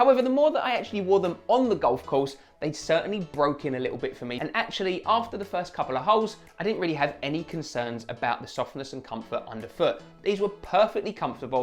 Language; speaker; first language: English; native; English